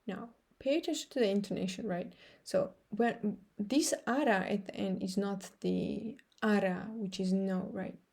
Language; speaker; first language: English; non-native, fluent; Georgian